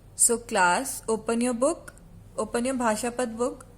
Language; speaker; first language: English; non-native, local second language; Hindi